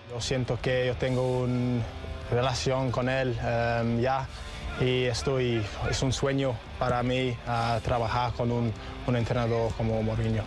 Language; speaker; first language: Spanish; non-native, learner; English